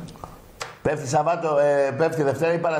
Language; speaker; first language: Greek; native; Greek